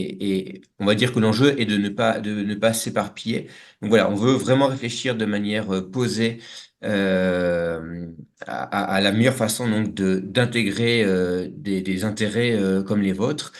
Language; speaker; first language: French; native; French